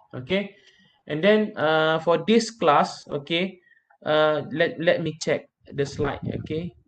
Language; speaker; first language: English; non-native, local second language; Malay